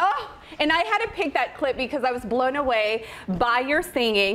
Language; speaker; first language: English; native; English